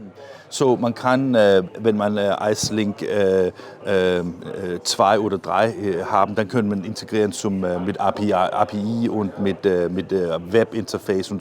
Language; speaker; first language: German; non-native, fluent; Danish